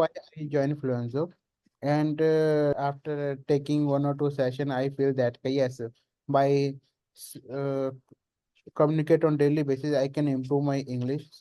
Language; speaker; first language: English; non-native, learner; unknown